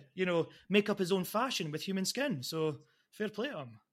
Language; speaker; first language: English; native; English